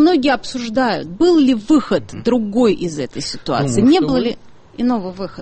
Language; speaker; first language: Russian; native; Russian